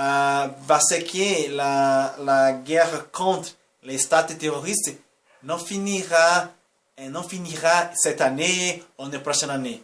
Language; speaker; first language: French; non-native, learner; Portuguese